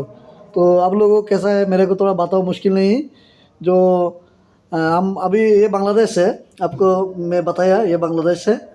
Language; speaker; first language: Hindi; non-native, fluent; Bangla